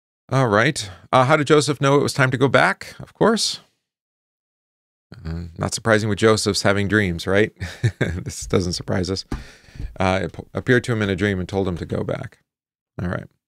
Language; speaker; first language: English; native; English